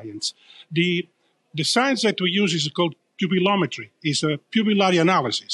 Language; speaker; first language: English; non-native, fluent; Italian